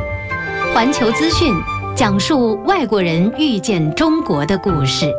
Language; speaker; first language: Chinese; native; Chinese